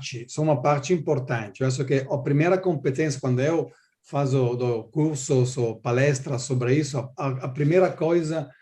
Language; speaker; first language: Portuguese; non-native, learner; Italian